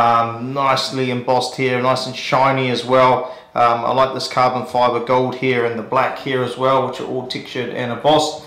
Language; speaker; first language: English; native; English